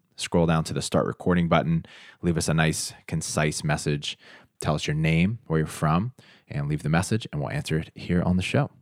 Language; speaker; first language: English; native; English